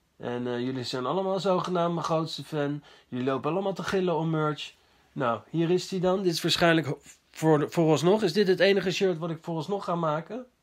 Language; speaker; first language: Dutch; native; Dutch